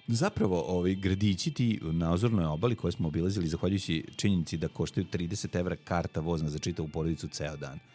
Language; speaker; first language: Serbian; native; Serbian